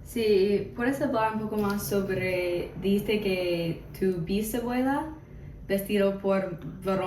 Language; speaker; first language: Spanish; non-native, fluent; English